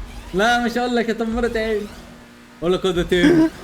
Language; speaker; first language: Arabic; native; Arabic